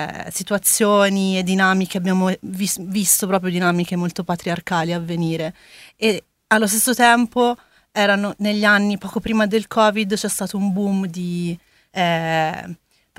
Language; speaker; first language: Italian; early bilingual, other home language; Spanish